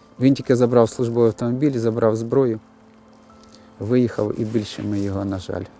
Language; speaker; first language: Ukrainian; native; Ukrainian